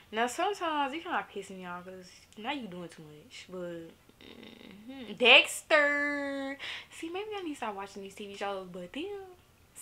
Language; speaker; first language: English; native; English